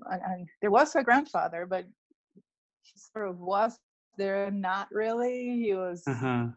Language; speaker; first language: English; non-native, fluent; Spanish